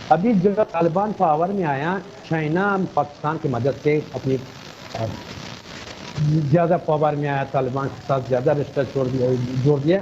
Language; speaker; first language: Hindi; non-native, fluent; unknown